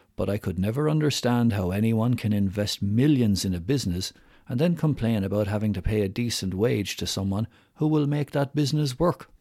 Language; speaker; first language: English; native; English